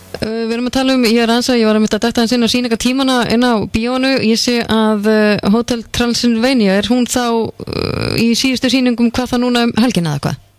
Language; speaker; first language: Icelandic; native; Icelandic